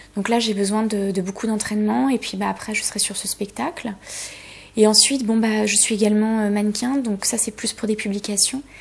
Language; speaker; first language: French; early bilingual, other home language; Polish